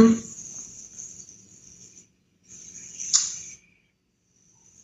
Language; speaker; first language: English; native; English